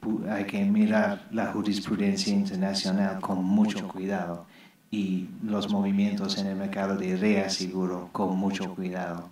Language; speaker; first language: Spanish; non-native, fluent; English